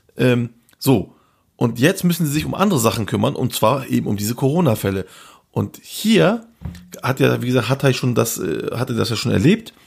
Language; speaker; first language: German; early bilingual, other home language; Turkish